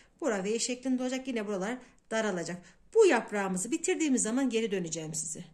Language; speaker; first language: Turkish; native; Turkish